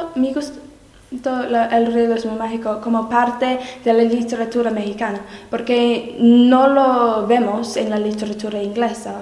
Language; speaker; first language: Spanish; non-native, learner; English